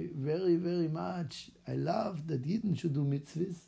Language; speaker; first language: English; non-native, fluent; Hebrew